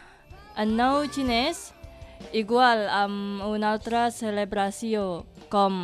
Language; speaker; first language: Catalan; non-native, learner; Indonesian